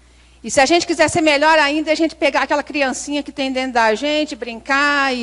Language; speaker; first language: Portuguese; native; Portuguese